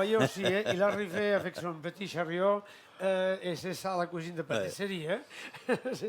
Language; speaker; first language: French; non-native, learner; Catalan